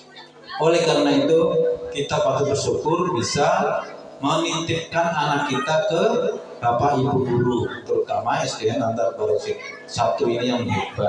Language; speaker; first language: Indonesian; non-native, local second language; Banjar